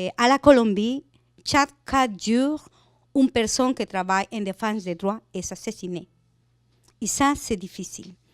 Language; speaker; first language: French; non-native, fluent; Spanish